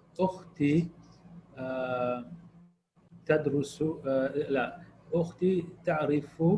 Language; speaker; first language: Arabic; non-native, learner; English